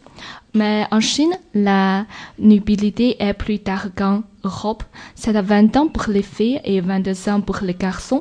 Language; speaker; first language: French; non-native, learner; Chinese